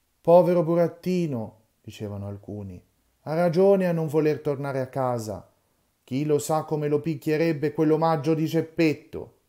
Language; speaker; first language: Italian; native; Italian